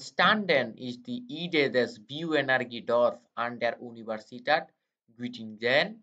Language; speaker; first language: German; non-native, fluent; Bangla